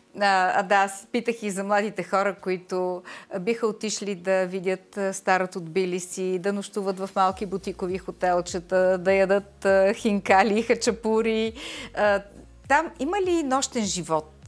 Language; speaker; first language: Bulgarian; native; Bulgarian